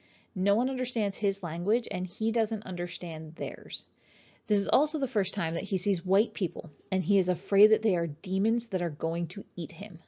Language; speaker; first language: English; native; English